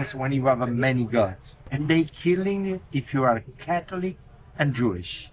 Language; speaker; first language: English; non-native, learner; Italian